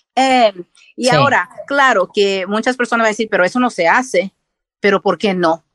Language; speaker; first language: Spanish; early bilingual, heritage; Spanish